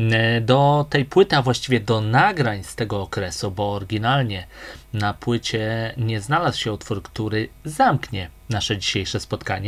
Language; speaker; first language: Polish; native; Polish